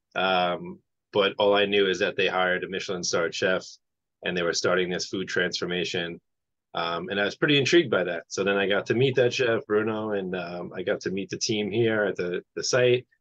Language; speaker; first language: English; native; English